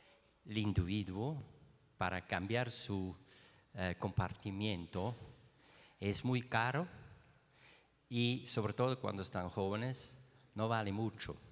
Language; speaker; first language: Spanish; non-native, learner; Swiss German